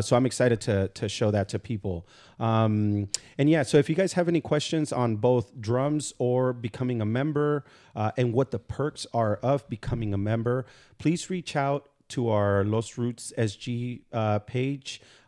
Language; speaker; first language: English; early bilingual, other home language; Spanish